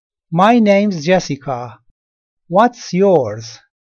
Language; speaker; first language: English; non-native, fluent; Persian